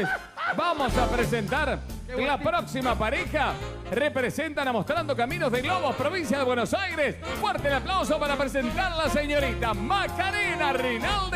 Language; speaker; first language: Spanish; native; Spanish